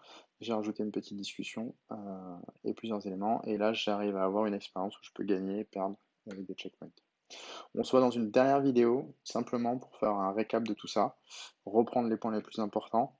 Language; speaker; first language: French; native; French